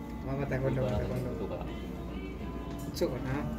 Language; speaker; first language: Japanese; non-native, learner; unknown